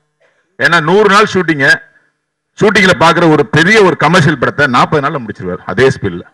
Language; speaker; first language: Tamil; native; Tamil